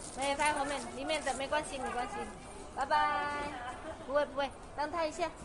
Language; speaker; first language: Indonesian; non-native, local second language; Javanese